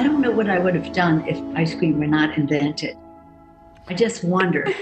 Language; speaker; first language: English; native; English